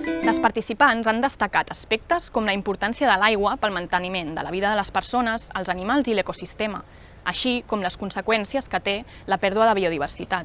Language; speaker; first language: Catalan; native; Catalan